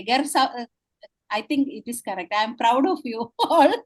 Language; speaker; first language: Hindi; non-native, local second language; Malayalam